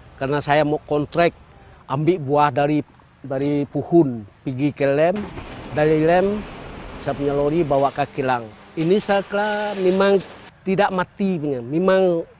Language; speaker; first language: Malay; non-native, local second language; Iban